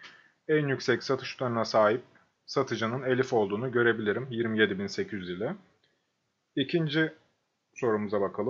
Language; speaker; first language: Turkish; native; Turkish